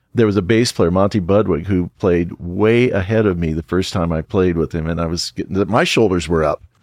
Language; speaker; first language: English; native; English